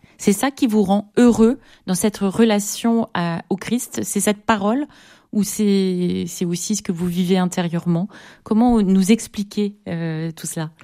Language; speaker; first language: French; native; French